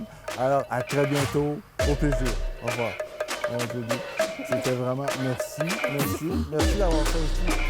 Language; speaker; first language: French; native; French